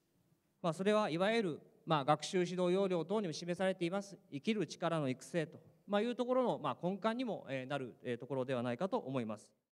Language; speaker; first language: Japanese; native; Japanese